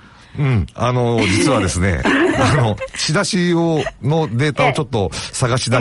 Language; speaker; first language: Japanese; native; Japanese